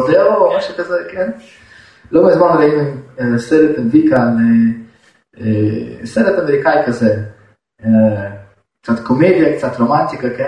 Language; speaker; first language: Hebrew; non-native, fluent; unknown